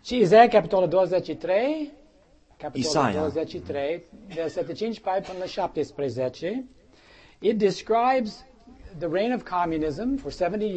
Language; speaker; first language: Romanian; non-native, learner; English